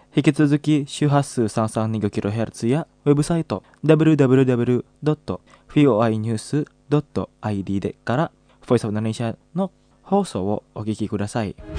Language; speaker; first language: Japanese; non-native, fluent; Indonesian